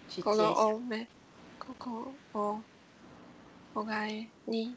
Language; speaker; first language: Japanese; non-native, learner; Chinese